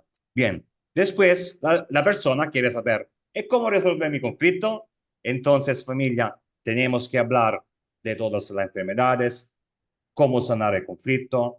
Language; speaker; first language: Spanish; non-native, fluent; Italian